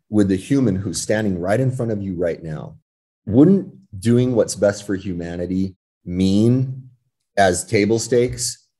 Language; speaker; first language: English; native; English